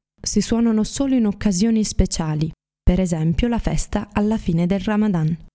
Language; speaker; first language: Italian; native; Italian